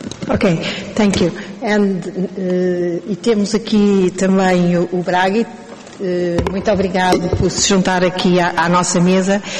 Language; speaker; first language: Portuguese; native; Portuguese